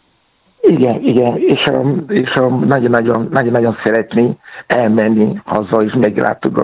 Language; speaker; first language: Hungarian; non-native, learner; Yoruba